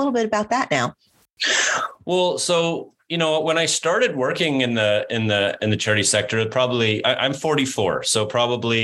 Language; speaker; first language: English; native; English